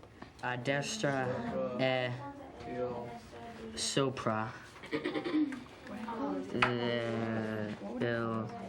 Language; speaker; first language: Italian; non-native, learner; English